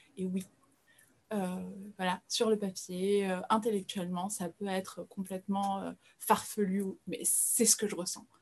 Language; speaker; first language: French; early bilingual, other home language; Portuguese